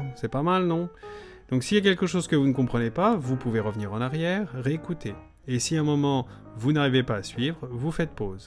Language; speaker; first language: French; native; French